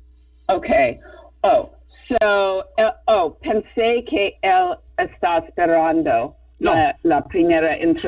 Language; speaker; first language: Spanish; non-native, fluent; English